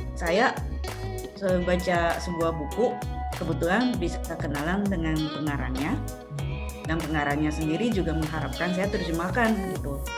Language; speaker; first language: Indonesian; non-native, fluent; Japanese